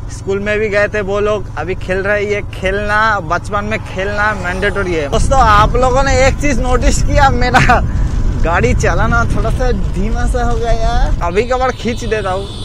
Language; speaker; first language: Hindi; non-native, local second language; Bangla